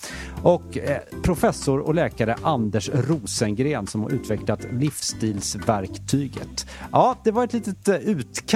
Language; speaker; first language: Swedish; native; Swedish